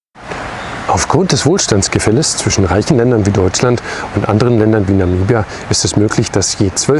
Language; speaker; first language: German; native; German